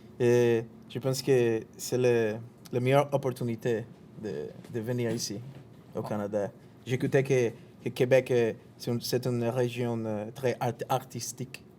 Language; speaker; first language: French; non-native, learner; Spanish